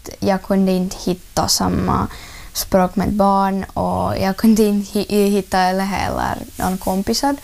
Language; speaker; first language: Swedish; early bilingual, other home language; Russian